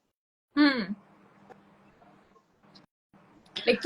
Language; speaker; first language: Hindi; non-native, local second language; Tulu